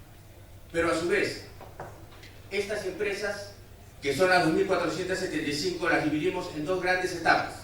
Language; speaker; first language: Spanish; native; Spanish